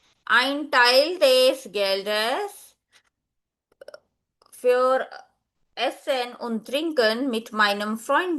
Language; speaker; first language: German; non-native, fluent; Hindi